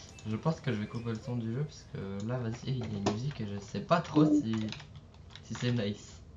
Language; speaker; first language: French; native; French